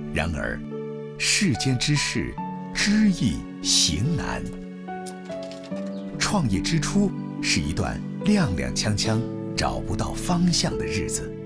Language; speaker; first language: Chinese; native; Chinese